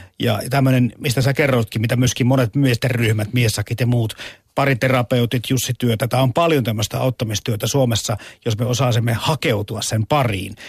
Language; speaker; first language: Finnish; native; Finnish